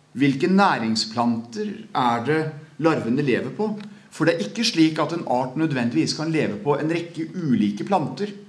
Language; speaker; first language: Norwegian; native; Norwegian